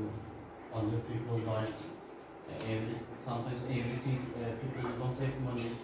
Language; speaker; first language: English; non-native, learner; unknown